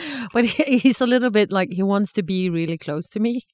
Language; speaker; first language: English; non-native, fluent; Swedish